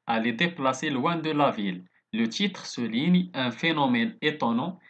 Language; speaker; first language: French; non-native, local second language; Arabic